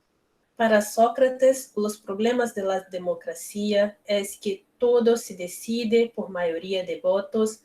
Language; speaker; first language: Spanish; non-native, learner; Portuguese